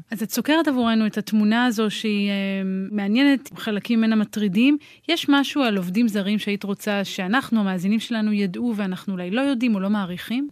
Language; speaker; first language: Hebrew; native; Hebrew